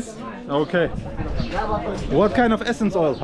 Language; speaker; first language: English; non-native, fluent; Turkish